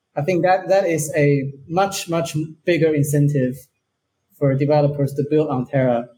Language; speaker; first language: English; non-native, fluent; Chinese